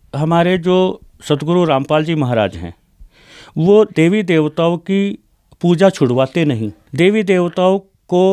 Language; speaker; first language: Hindi; native; Hindi